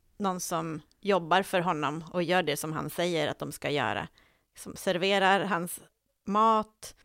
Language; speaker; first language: Swedish; native; Swedish